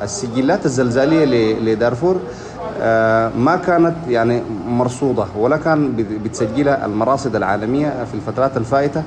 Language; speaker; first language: Arabic; native; Arabic